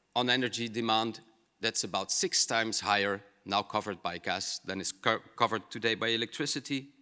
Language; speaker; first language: English; non-native, fluent; Dutch